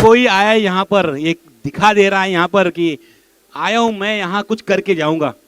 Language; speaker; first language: Hindi; non-native, local second language; Marathi